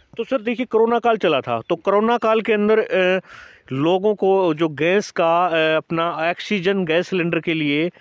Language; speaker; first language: Hindi; native; Hindi